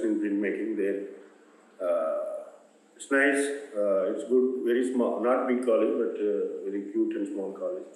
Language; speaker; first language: English; non-native, local second language; Telugu